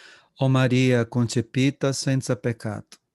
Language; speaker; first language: Italian; non-native, fluent; Portuguese